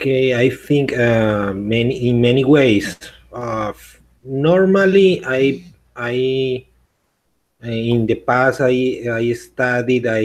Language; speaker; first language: English; non-native, learner; Spanish